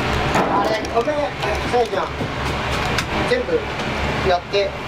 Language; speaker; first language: Japanese; native; Japanese